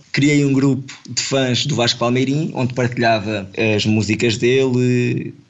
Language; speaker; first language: Portuguese; native; Portuguese